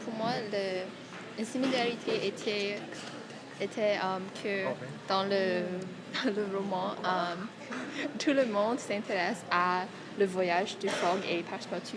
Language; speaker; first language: French; non-native, fluent; English